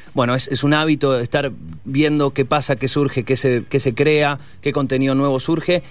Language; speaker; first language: Spanish; native; Spanish